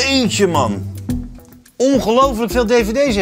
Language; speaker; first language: Dutch; native; Dutch